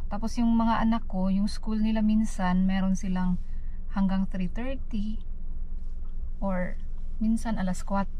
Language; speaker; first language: Filipino; native; Filipino